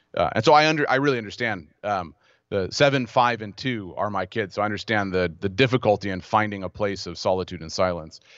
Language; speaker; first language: English; native; English